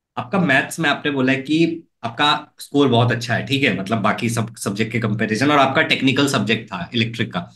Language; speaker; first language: Hindi; native; Hindi